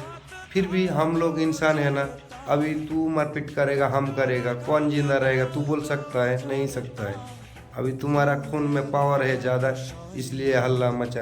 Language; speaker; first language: Hindi; non-native, local second language; Bangla